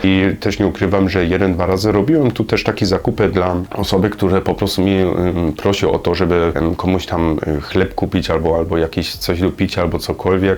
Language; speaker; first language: Polish; non-native, learner; German